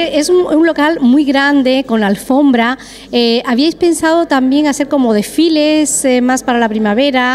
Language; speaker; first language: Spanish; native; Spanish